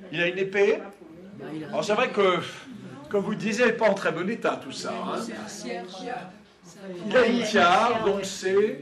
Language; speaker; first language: French; native; French